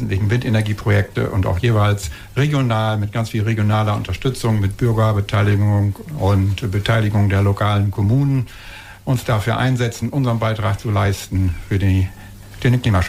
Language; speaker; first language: German; native; German